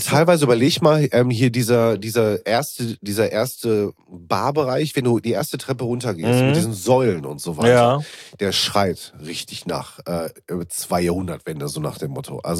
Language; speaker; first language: German; native; German